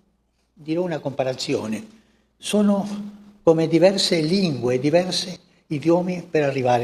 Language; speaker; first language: Italian; non-native, fluent; Spanish